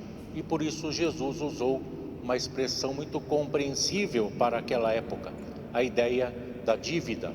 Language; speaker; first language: Portuguese; native; Portuguese